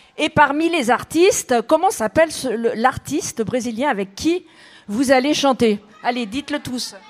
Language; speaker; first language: French; native; French